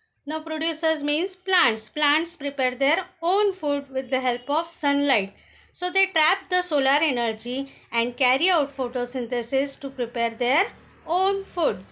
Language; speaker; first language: English; non-native, local second language; Marathi